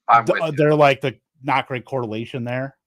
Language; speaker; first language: English; native; English